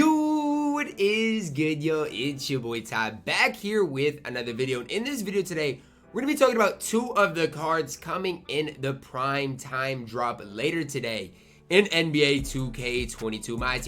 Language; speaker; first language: English; native; English